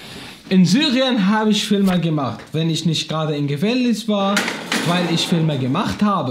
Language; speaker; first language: German; non-native, fluent; Arabic